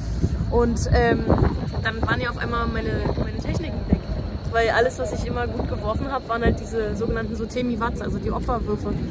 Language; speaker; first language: German; native; German